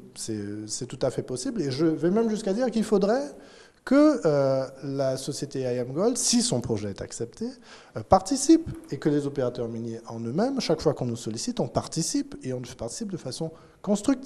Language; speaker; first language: French; native; French